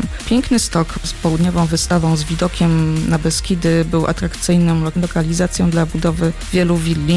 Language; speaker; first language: Polish; native; Polish